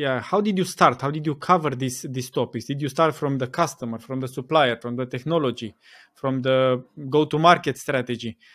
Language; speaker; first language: English; non-native, fluent; Romanian